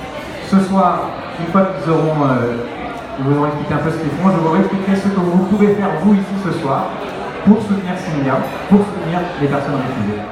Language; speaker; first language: French; native; French